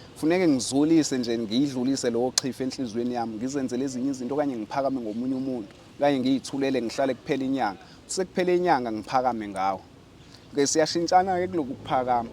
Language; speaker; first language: Zulu; native; Zulu